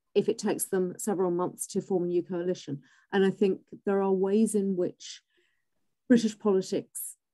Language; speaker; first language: English; native; English